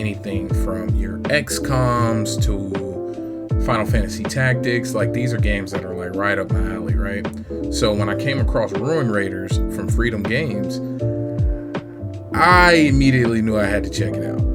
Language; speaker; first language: English; native; English